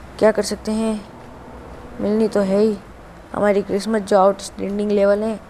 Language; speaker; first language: Hindi; non-native, local second language; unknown